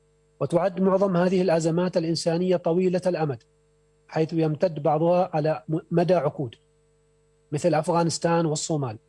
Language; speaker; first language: Arabic; native; Arabic